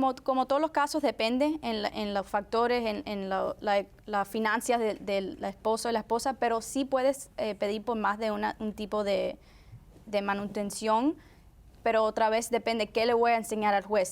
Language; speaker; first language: Spanish; early bilingual, heritage; Spanish